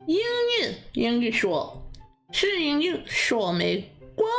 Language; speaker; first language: Chinese; non-native, learner; English